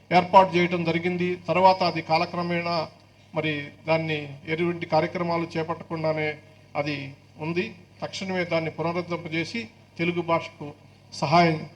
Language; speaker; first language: Telugu; native; Telugu